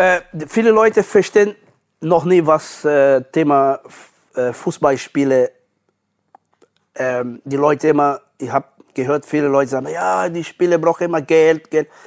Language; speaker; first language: German; non-native, learner; Portuguese